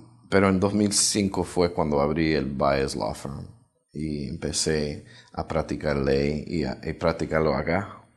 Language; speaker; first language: Spanish; early bilingual, heritage; Spanish